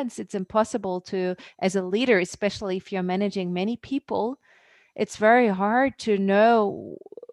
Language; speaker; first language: English; non-native, fluent; German